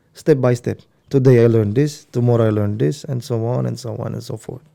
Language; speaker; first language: English; non-native, fluent; Romanian